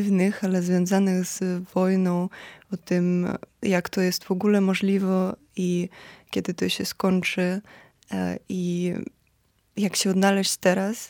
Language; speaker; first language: Polish; non-native, fluent; Ukrainian